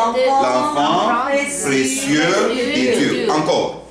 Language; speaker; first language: French; non-native, fluent; Korean